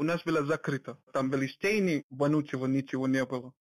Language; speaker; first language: Russian; non-native, learner; Hindi